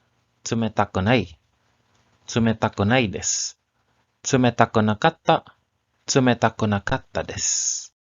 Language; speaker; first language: Japanese; non-native, learner; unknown